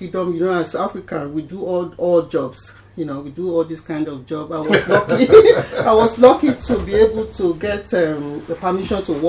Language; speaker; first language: English; non-native, local second language; Yoruba